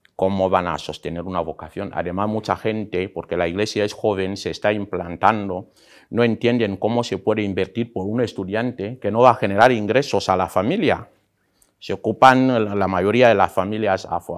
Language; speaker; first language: Spanish; non-native, local second language; Fang